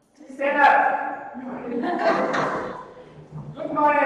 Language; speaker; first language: English; non-native, learner; Vietnamese